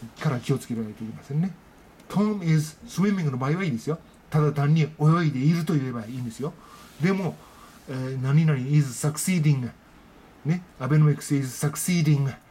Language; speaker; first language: Japanese; native; Japanese